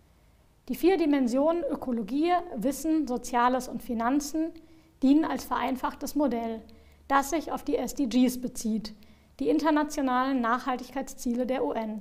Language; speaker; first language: German; native; German